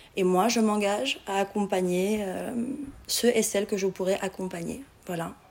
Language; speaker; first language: French; non-native, local second language; Arabic